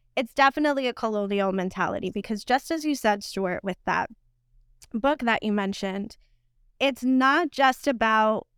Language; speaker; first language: English; non-native, fluent; Spanish